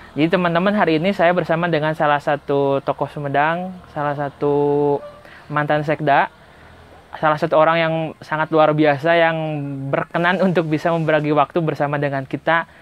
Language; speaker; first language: Indonesian; non-native, local second language; Sundanese